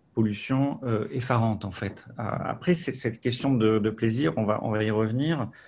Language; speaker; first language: French; native; French